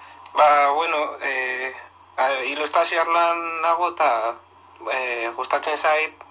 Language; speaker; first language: Basque; non-native, local second language; Spanish